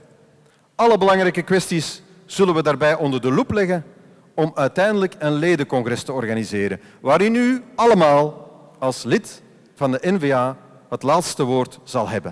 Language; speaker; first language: Dutch; native; Dutch